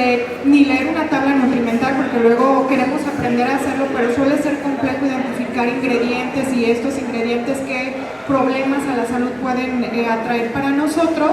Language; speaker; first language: Spanish; native; Spanish